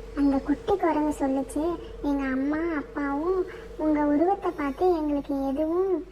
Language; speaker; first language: Tamil; native; Tamil